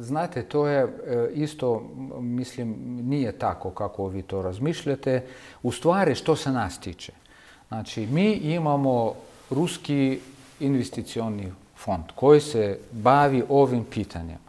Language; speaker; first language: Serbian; non-native, fluent; Russian